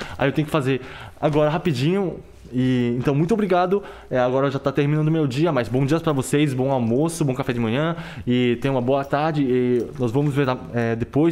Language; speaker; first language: Portuguese; non-native, fluent; Korean